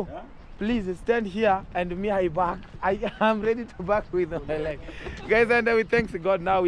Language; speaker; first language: English; non-native, learner; Swahili